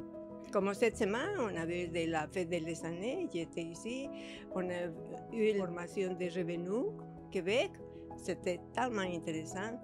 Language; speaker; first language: French; early bilingual, other home language; Spanish